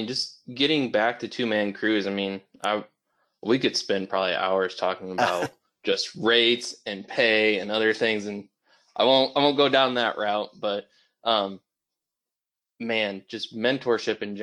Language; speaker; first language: English; native; English